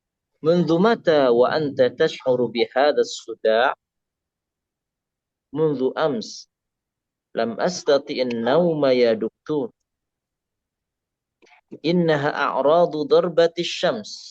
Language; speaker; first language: Arabic; non-native, fluent; Indonesian